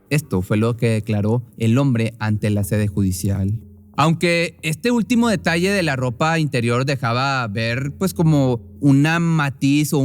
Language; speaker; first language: Spanish; native; Spanish